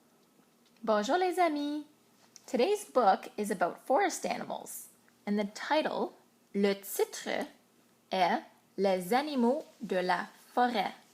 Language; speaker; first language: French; non-native, fluent; English